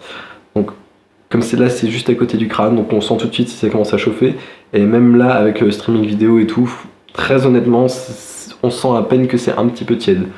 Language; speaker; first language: French; native; French